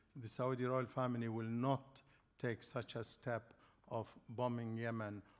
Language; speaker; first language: English; non-native, fluent; Arabic